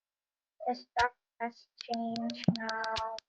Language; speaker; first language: English; non-native, learner; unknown